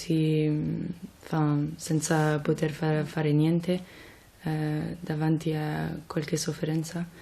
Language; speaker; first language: Italian; non-native, fluent; French